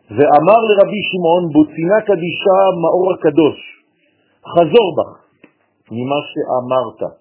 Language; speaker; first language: Hebrew; non-native, fluent; French